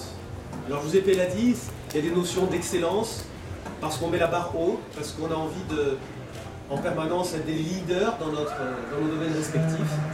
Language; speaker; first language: French; native; French